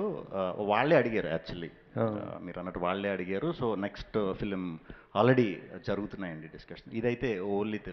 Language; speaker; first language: Telugu; native; Telugu